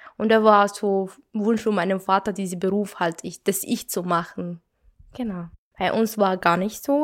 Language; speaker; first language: German; non-native, learner; Arabic